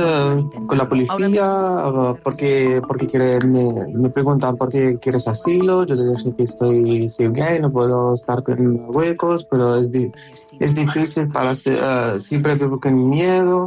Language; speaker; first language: Spanish; non-native, learner; Arabic